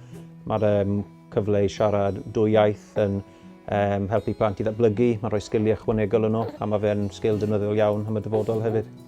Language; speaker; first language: Welsh; native; Welsh